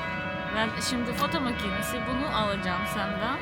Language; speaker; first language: Turkish; non-native, learner; Russian